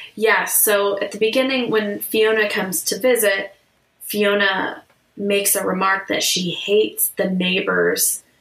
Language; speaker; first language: English; native; English